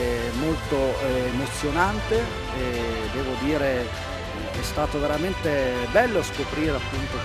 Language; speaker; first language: Italian; native; Italian